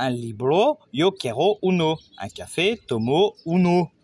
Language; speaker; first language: Spanish; non-native, learner; French